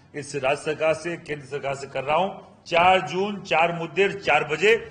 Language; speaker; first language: Hindi; non-native, local second language; Rajasthani